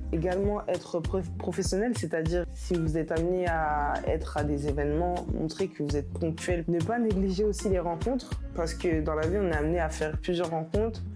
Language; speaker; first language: French; native; French